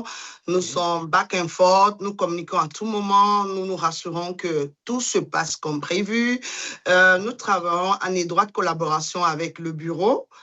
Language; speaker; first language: French; non-native, local second language; Duala